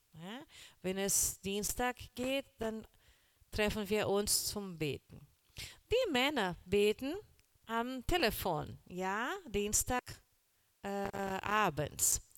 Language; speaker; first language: German; non-native, learner; Portuguese